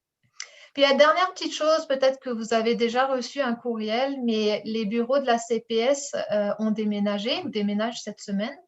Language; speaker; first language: French; native; French